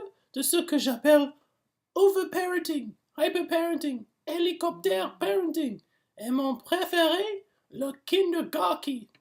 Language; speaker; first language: French; non-native, learner; English